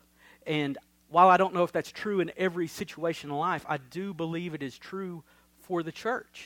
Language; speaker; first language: English; native; English